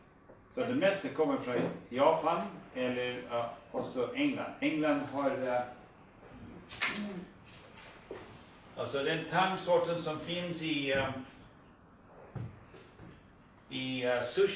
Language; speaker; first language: Swedish; non-native, fluent; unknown